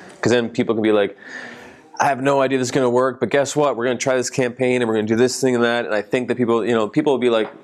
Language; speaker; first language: English; native; English